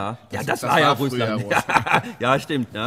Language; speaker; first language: German; non-native, learner; Swedish